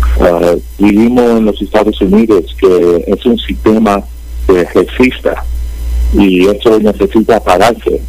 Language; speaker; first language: Spanish; early bilingual, heritage; Spanish